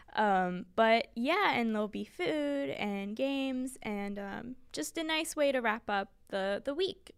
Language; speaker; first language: English; native; English